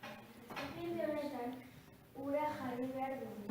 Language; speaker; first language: Basque; non-native, local second language; Spanish